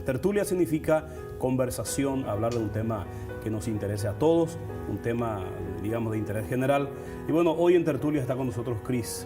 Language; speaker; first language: Spanish; native; Spanish